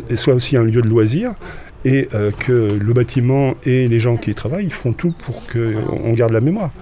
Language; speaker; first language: French; native; French